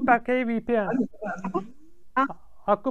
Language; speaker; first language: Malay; non-native, learner; Turkish